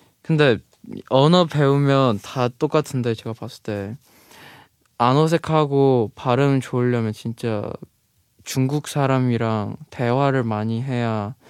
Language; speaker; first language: Korean; non-native, fluent; Chinese